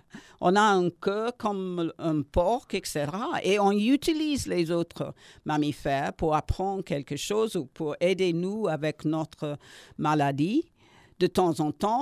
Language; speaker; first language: French; non-native, learner; English